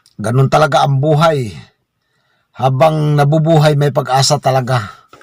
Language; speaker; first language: Filipino; non-native, local second language; Cebuano